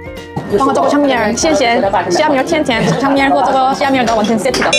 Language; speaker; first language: Chinese; non-native, learner; Korean